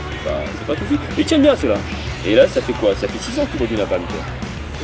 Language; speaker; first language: French; native; French